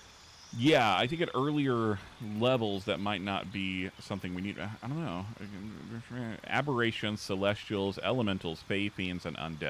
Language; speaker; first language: English; native; English